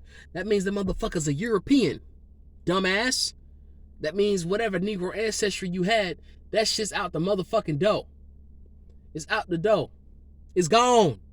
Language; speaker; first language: English; native; English